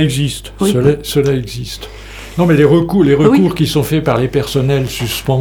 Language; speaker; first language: French; native; French